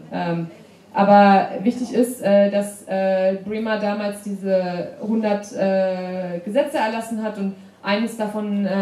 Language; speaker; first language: German; native; German